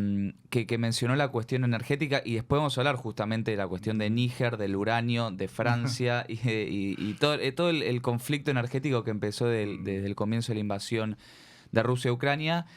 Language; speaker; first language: Spanish; native; Spanish